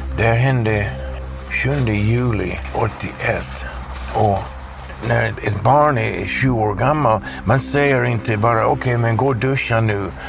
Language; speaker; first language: Swedish; early bilingual, heritage; Swedish